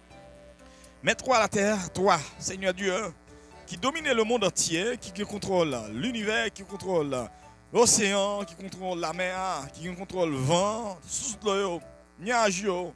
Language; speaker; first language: French; non-native, local second language; Haitian Creole